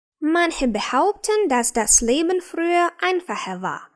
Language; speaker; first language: German; non-native, fluent; Ukrainian